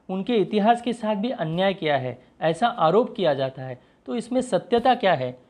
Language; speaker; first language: Hindi; non-native, local second language; Marathi